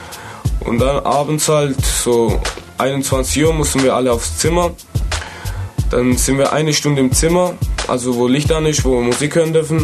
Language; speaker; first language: German; native; German